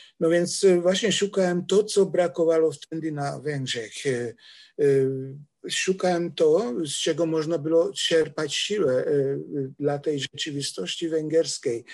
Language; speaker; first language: Polish; non-native, fluent; Hungarian